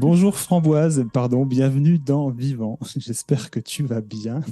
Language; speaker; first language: French; native; French